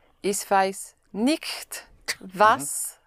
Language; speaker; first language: German; non-native, learner; English